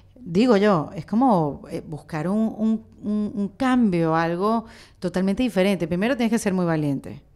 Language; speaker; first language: Spanish; native; Spanish